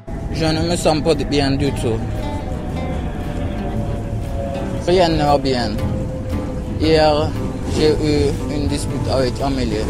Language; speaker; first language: French; non-native, learner; Turkish